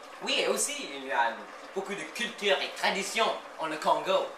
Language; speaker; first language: French; non-native, learner; English